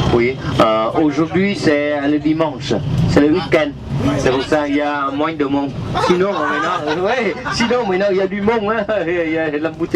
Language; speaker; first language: French; non-native, fluent; Vietnamese